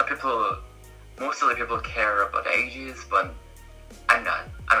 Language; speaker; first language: English; non-native, learner; Korean